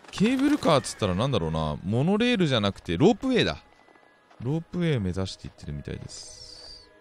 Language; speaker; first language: Japanese; native; Japanese